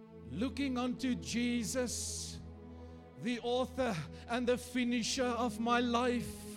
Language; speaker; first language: English; non-native, local second language; Afrikaans